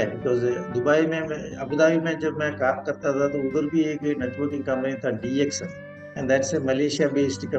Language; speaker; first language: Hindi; non-native, local second language; Malayalam